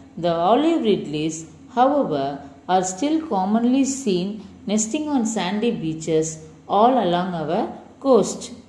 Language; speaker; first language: English; non-native, local second language; Tamil